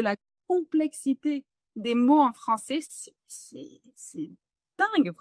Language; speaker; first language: French; non-native, fluent; English